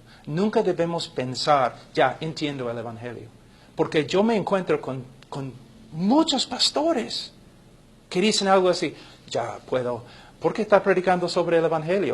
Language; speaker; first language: Spanish; non-native, fluent; English